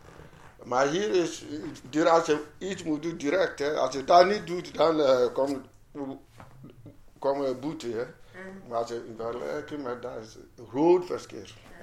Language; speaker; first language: Dutch; non-native, learner; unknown